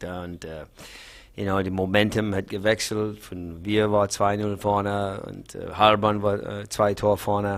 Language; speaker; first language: German; non-native, learner; English